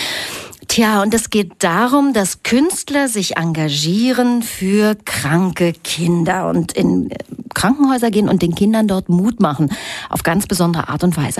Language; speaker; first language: German; native; German